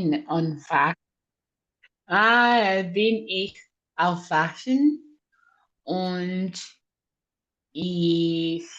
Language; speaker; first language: German; non-native, learner; Portuguese